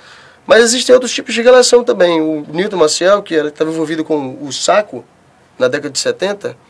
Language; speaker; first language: Portuguese; native; Portuguese